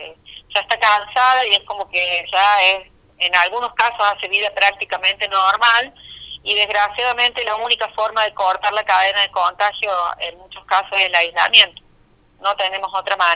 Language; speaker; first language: Spanish; native; Spanish